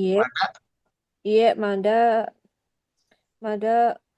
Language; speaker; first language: Japanese; non-native, learner; Indonesian